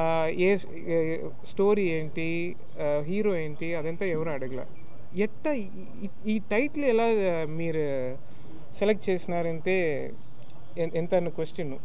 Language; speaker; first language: Telugu; non-native, learner; Tamil